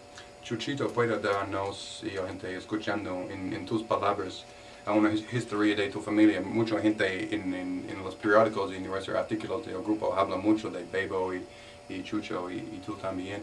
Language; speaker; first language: Spanish; non-native, learner; English